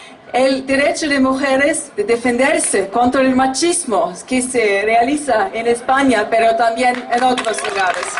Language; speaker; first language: Spanish; non-native, fluent; German